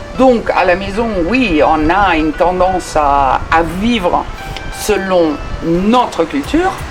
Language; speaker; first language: French; non-native, fluent; German